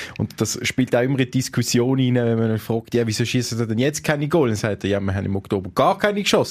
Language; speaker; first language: German; native; German